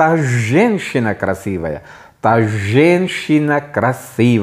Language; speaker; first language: Russian; non-native, fluent; Filipino